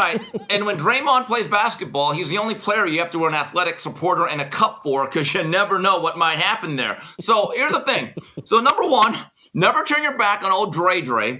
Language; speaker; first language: English; native; English